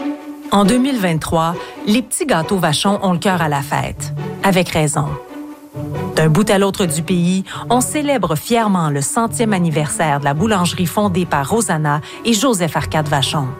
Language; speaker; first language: French; native; French